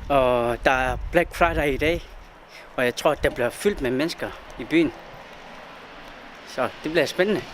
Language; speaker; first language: Danish; non-native, local second language; Kalaallisut